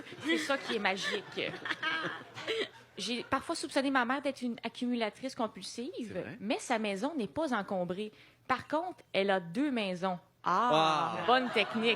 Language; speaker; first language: French; native; French